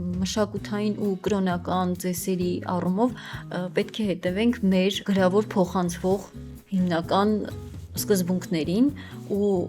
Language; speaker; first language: Armenian; non-native, local second language; Kurdish